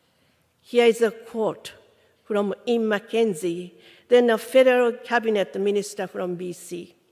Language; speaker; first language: English; non-native, fluent; Japanese